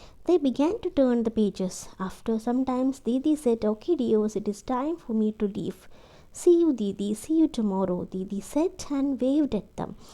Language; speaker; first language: English; non-native, local second language; Malayalam